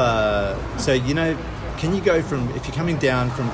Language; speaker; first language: English; native; English